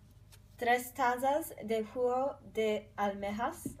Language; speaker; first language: Spanish; non-native, learner; English